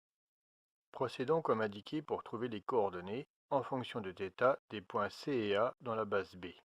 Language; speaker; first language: French; native; French